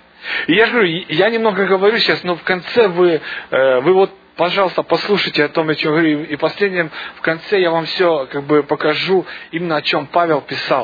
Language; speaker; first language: Russian; native; Russian